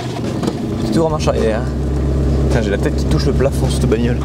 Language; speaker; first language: French; native; French